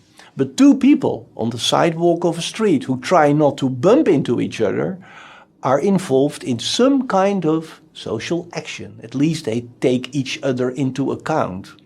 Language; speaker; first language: English; non-native, fluent; Dutch